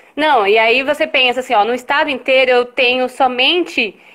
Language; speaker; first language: Portuguese; native; Portuguese